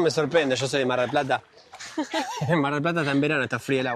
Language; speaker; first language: Spanish; native; Spanish